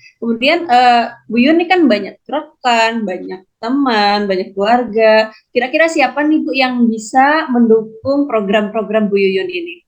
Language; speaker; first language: Indonesian; non-native, local second language; Sundanese